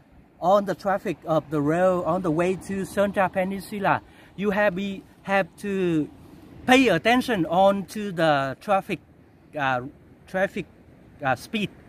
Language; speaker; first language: English; non-native, local second language; Vietnamese